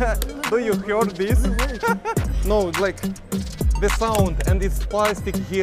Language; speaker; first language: English; non-native, learner; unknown